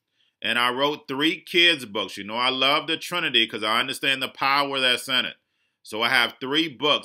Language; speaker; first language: English; native; English